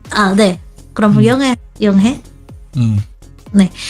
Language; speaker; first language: Korean; non-native, learner; Indonesian